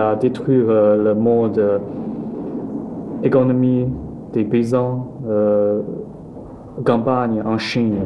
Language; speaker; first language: French; non-native, learner; Chinese